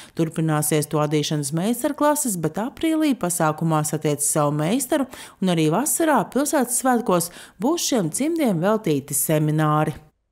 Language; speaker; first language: Latvian; native; Latvian